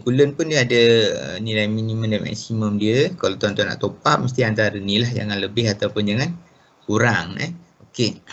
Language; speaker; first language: Malay; native; Malay